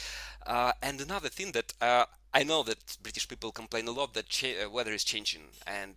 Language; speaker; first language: English; non-native, fluent; Russian